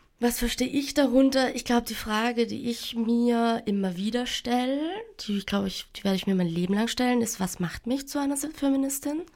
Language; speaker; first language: German; native; German